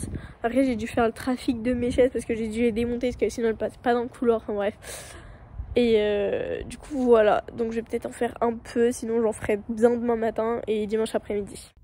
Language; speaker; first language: French; native; French